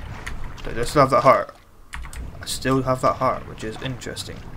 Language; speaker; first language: English; native; English